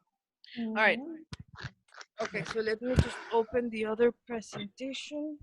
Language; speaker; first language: English; non-native, fluent; Spanish